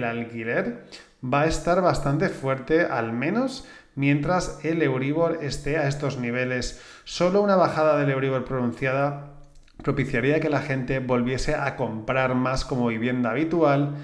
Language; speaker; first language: Spanish; native; Spanish